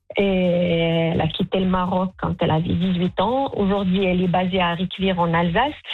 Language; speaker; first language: French; non-native, local second language; Arabic